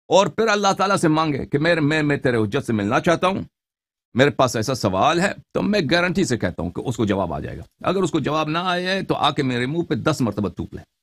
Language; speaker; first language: Urdu; non-native, fluent; Persian